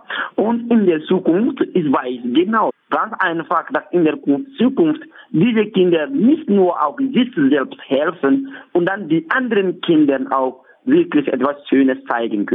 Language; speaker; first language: German; non-native, learner; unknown